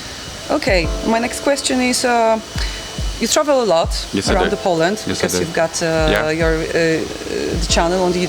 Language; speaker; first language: English; non-native, learner; Polish